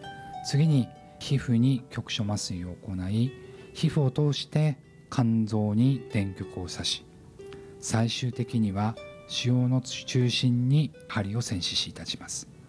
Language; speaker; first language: Japanese; native; Japanese